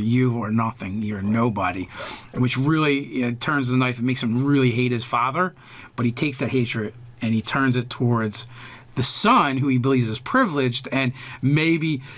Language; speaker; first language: English; native; English